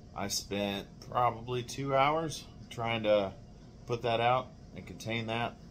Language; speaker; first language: English; native; English